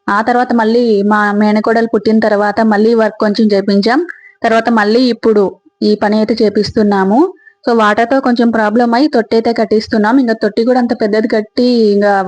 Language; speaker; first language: Telugu; native; Telugu